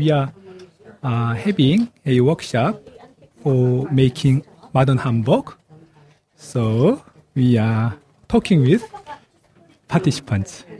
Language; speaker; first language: English; non-native, learner; Korean